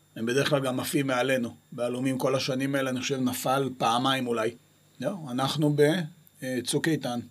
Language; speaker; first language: Hebrew; native; Hebrew